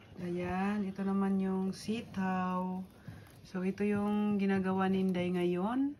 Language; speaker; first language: Filipino; non-native, local second language; Hiligaynon